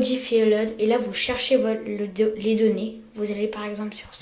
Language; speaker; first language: French; native; French